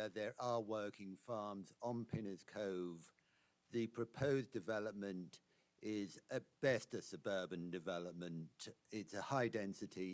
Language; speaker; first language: English; native; English